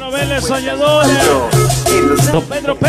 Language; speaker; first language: Spanish; native; Spanish